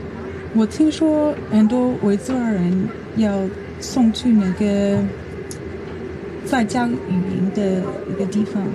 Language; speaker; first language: Chinese; non-native, learner; English